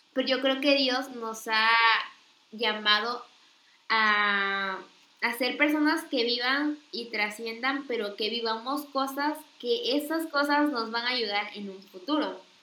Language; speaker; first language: Spanish; native; Spanish